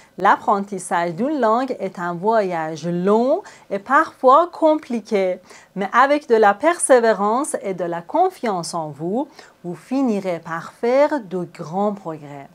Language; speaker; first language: French; non-native, fluent; Persian